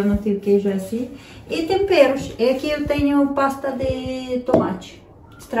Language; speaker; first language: Portuguese; non-native, fluent; Ukrainian